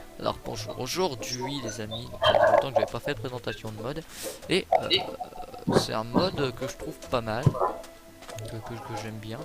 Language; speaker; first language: French; native; French